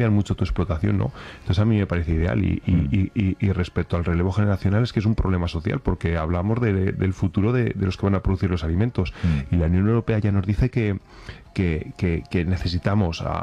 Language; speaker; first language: Spanish; native; Spanish